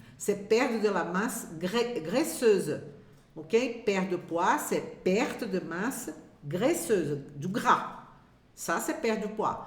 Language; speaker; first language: French; non-native, fluent; Portuguese